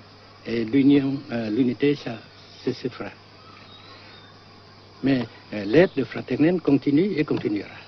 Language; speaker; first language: French; non-native, local second language; Vietnamese